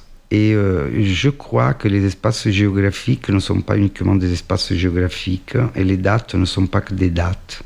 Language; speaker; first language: French; non-native, fluent; Italian